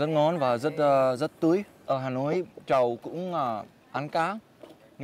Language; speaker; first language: Vietnamese; non-native, learner; English